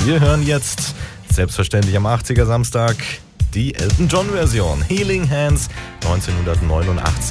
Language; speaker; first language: German; native; German